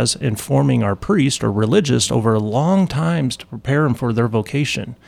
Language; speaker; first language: English; native; English